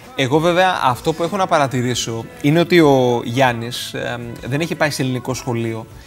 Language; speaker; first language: Greek; native; Greek